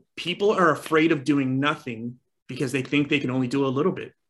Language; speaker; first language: English; native; English